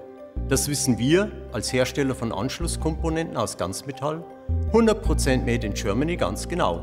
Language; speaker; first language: German; native; German